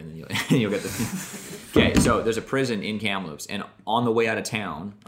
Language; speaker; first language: English; native; English